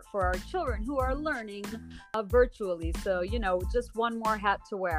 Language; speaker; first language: English; non-native, local second language; Bangla